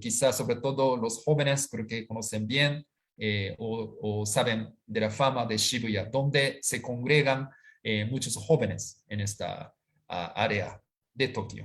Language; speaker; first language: Spanish; non-native, fluent; Japanese